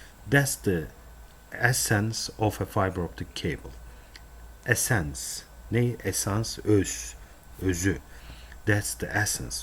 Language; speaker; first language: English; non-native, fluent; Turkish